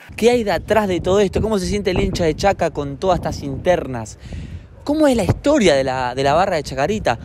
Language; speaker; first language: Spanish; native; Spanish